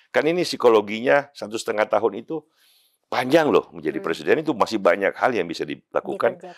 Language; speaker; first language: Indonesian; native; Indonesian